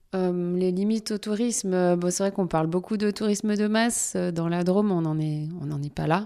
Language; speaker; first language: French; native; French